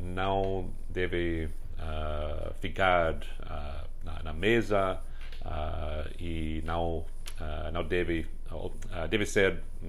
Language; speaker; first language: Portuguese; non-native, fluent; English